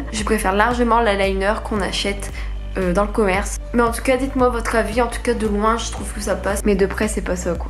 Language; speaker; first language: French; native; French